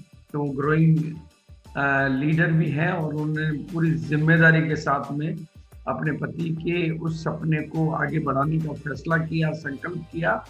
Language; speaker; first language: Hindi; native; Hindi